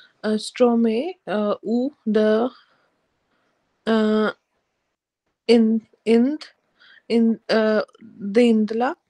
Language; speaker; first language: French; non-native, learner; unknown